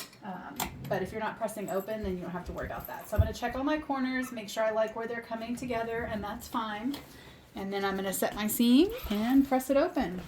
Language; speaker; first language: English; native; English